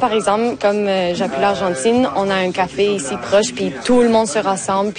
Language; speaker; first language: French; early bilingual, other home language; Spanish